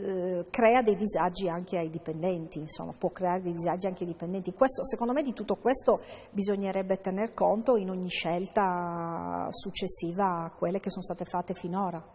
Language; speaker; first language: Italian; native; Italian